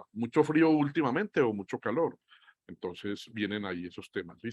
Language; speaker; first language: Spanish; native; Spanish